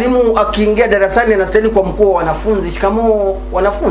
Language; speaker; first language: Swahili; native; Swahili